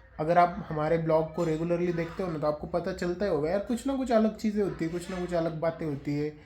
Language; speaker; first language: Hindi; non-native, local second language; Marathi